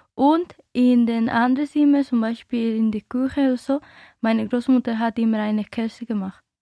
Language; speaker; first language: German; non-native, learner; Spanish